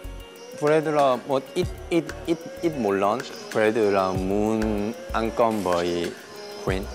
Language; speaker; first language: Vietnamese; non-native, learner; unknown